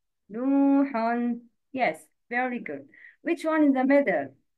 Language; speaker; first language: English; non-native, learner; Arabic